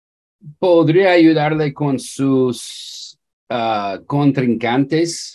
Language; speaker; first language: Spanish; non-native, fluent; English